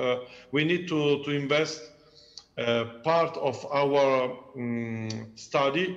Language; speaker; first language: English; non-native, learner; Italian